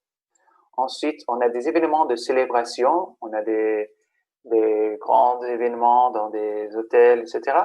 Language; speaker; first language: French; non-native, fluent; Spanish